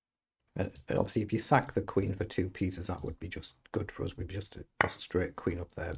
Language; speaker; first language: English; native; English